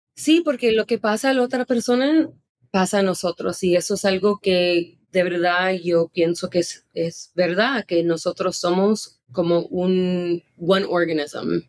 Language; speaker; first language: Spanish; early bilingual, heritage; Spanish